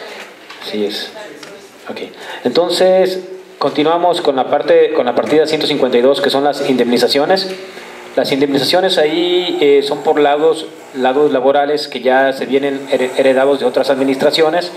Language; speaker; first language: Spanish; native; Spanish